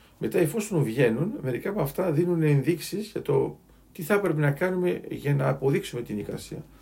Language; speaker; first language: Greek; native; Greek